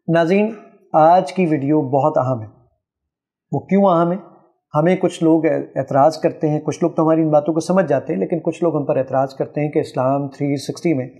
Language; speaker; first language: Urdu; native; Urdu